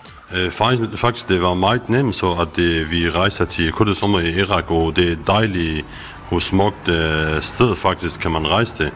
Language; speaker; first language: Danish; non-native, learner; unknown